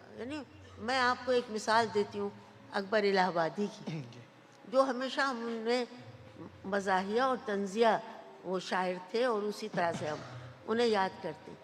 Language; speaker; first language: Urdu; native; Urdu